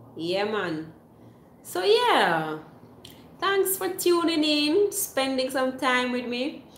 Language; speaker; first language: English; non-native, fluent; Swiss German